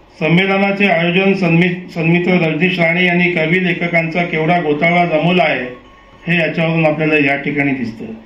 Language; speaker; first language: Marathi; native; Marathi